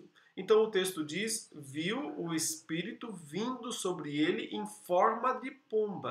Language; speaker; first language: Portuguese; native; Portuguese